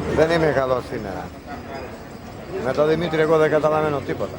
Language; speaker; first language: Greek; non-native, learner; Italian